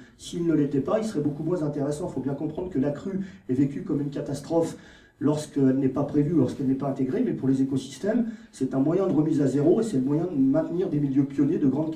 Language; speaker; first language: French; native; French